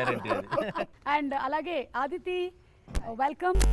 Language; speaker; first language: Telugu; native; Telugu